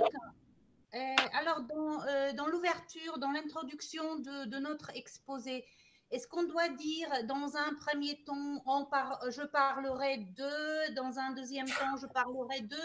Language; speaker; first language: French; non-native, fluent; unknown